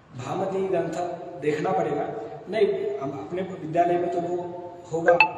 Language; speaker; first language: Hindi; non-native, local second language; Marathi